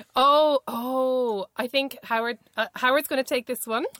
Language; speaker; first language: English; native; English